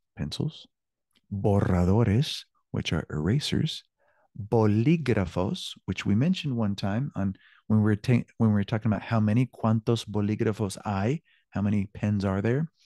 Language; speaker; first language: English; native; English